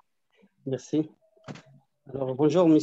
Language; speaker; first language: French; non-native, learner; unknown